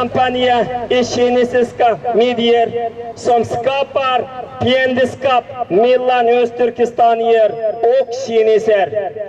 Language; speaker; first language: Swedish; non-native, learner; Uyghur